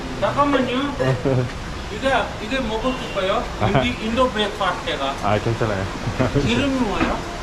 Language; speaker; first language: Korean; non-native, learner; Hindi